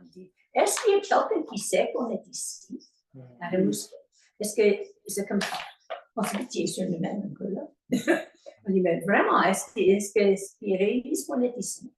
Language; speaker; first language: French; native; French